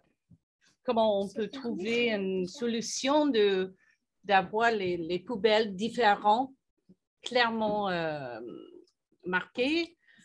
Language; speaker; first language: French; non-native, fluent; English